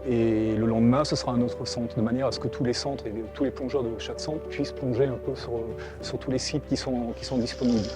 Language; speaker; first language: French; native; French